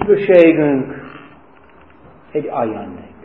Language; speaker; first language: Hungarian; non-native, fluent; English